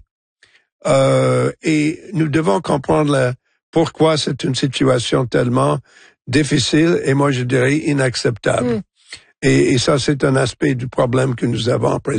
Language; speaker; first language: French; non-native, local second language; English